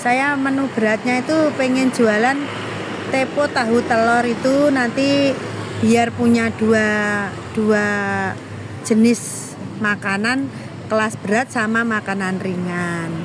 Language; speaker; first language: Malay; non-native, local second language; Javanese